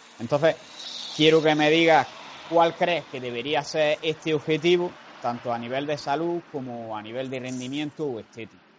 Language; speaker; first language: Spanish; native; Spanish